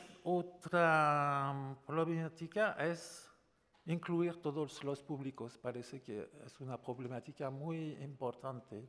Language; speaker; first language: Spanish; non-native, fluent; French